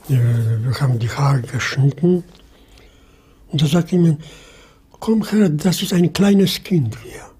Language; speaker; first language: German; non-native, fluent; Polish